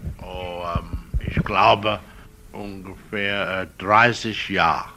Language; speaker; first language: German; non-native, learner; English